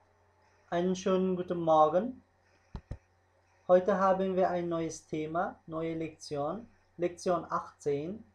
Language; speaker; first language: German; non-native, fluent; Uzbek